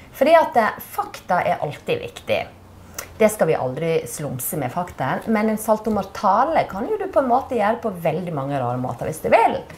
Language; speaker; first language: Norwegian; native; Norwegian